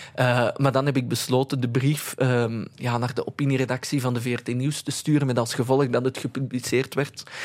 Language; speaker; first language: Dutch; early bilingual, other home language; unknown